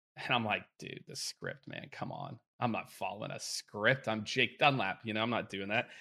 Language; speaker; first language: English; native; English